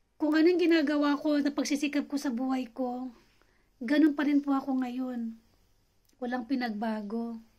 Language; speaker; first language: Filipino; native; Filipino